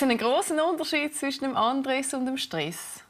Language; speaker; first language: German; native; German